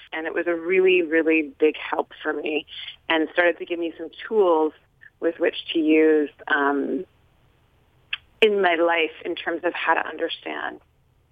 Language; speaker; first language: English; native; English